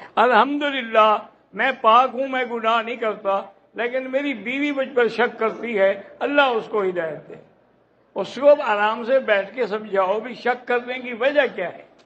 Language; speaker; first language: Urdu; native; Urdu